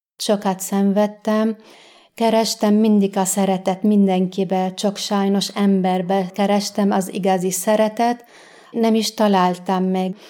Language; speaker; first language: Hungarian; non-native, learner; Arabic